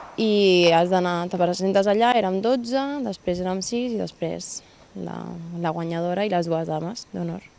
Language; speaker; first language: Catalan; native; Catalan